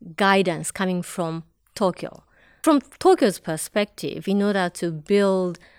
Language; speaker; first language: English; non-native, fluent; Japanese